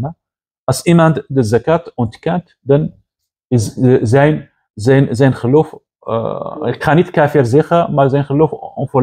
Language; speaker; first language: Dutch; non-native, fluent; Arabic